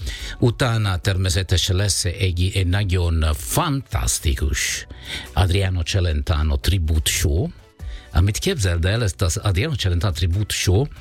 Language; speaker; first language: Hungarian; non-native, fluent; Italian